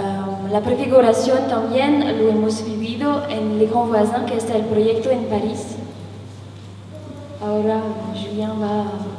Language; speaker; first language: Spanish; non-native, learner; French